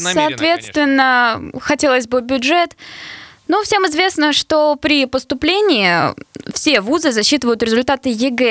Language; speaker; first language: Russian; native; Russian